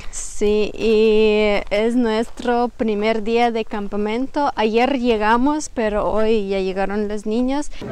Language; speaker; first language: Spanish; non-native, fluent; Ukrainian